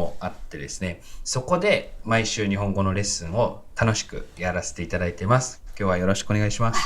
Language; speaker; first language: Japanese; native; Japanese